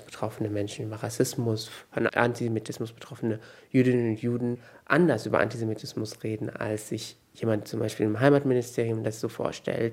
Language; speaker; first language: German; native; German